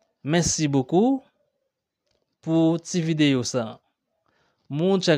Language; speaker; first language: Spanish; non-native, learner; Haitian Creole